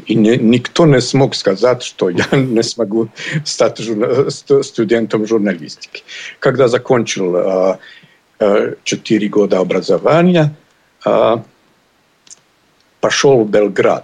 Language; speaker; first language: Russian; non-native, learner; Bosnian